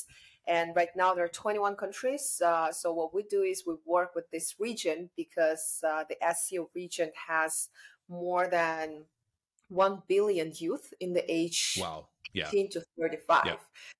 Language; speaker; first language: English; non-native, fluent; Chinese